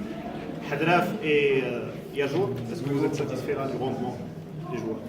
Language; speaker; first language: French; non-native, local second language; Arabic